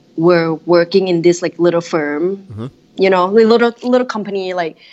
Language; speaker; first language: English; non-native, fluent; Thai